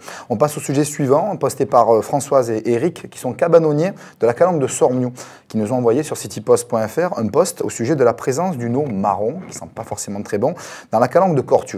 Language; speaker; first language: French; native; French